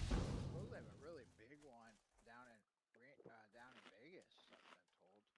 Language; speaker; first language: English; native; English